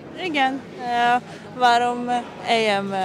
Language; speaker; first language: Hungarian; non-native, learner; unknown